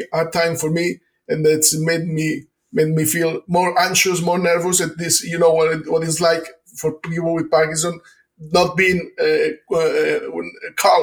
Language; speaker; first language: English; non-native, fluent; Italian